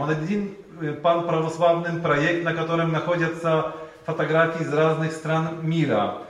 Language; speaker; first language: Russian; non-native, learner; Polish